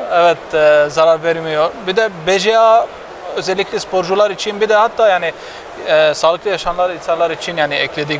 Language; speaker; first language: Turkish; non-native, fluent; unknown